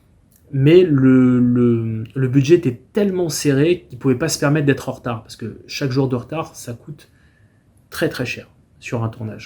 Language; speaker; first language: French; native; French